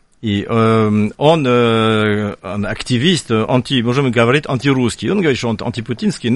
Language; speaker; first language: Russian; non-native, fluent; French